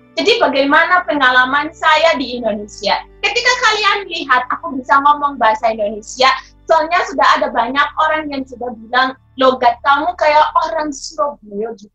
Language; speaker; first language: Indonesian; non-native, fluent; Shona